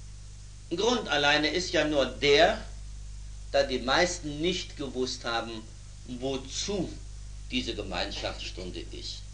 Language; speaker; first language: German; native; German